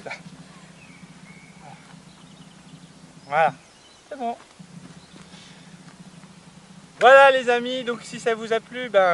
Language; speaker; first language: French; native; French